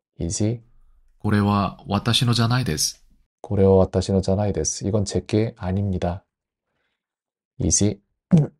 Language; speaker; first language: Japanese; non-native, learner; Korean